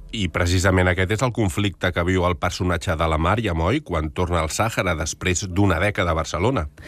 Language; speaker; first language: Catalan; native; Catalan